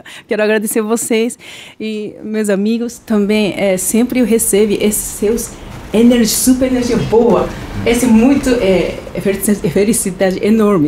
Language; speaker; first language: Portuguese; non-native, learner; Japanese